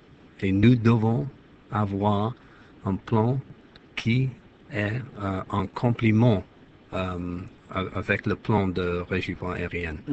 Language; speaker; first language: French; non-native, fluent; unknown